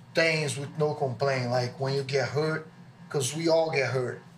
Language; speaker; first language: English; non-native, learner; Portuguese